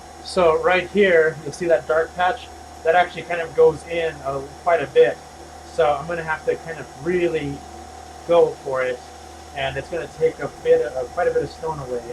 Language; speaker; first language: English; native; English